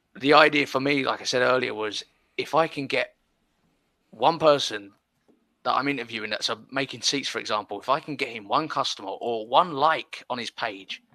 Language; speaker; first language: English; early bilingual, other home language; Spanish